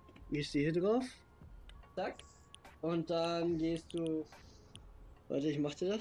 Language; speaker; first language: German; native; German